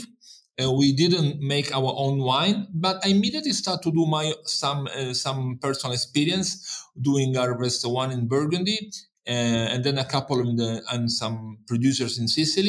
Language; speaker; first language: English; non-native, fluent; Italian